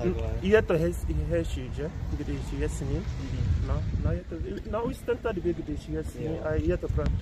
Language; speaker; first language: Czech; non-native, learner; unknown